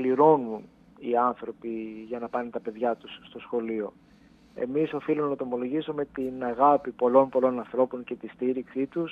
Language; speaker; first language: Greek; native; Greek